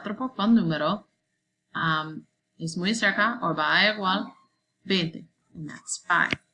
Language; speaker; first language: Spanish; non-native, learner; English